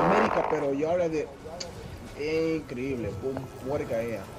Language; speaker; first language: Spanish; early bilingual, heritage; Spanish